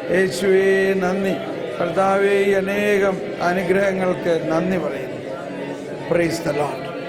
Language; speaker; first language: Malayalam; native; Malayalam